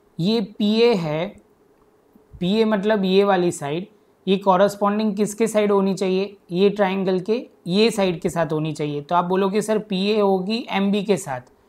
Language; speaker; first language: Hindi; non-native, local second language; Gujarati